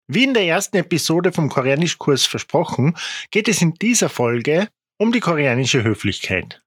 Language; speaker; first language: German; native; German